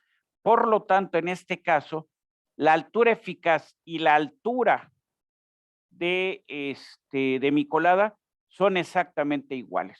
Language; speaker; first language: Spanish; native; Spanish